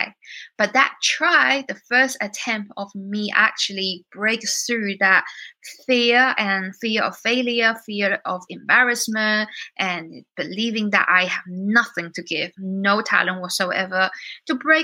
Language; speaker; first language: English; non-native, fluent; Chinese